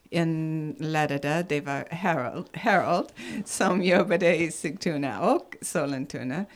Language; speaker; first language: Swedish; non-native, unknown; English